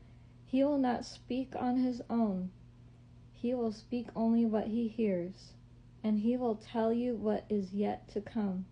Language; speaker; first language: English; native; English